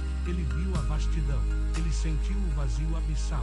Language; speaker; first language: Portuguese; native; Portuguese